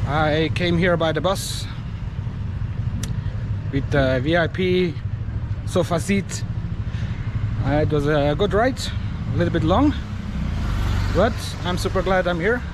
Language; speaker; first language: English; non-native, fluent; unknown